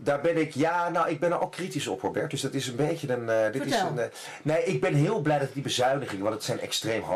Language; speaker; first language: Dutch; native; Dutch